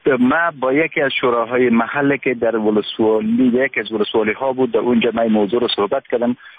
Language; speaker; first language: Persian; native; Persian